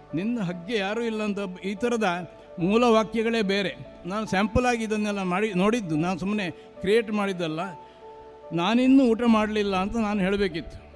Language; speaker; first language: Kannada; non-native, local second language; Marathi